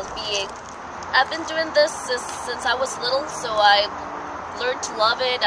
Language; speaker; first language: English; non-native, fluent; Spanish